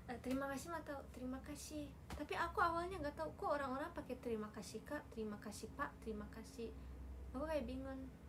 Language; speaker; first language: Indonesian; non-native, fluent; Japanese